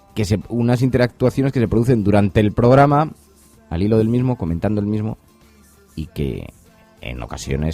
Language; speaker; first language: Spanish; native; Spanish